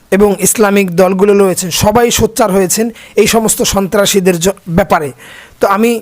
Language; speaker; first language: Bangla; native; Bangla